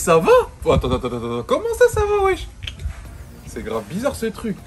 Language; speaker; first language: French; native; French